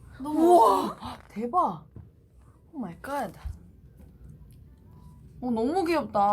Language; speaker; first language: Korean; non-native, fluent; Chinese